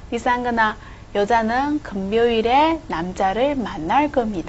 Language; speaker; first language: Korean; non-native, fluent; Chinese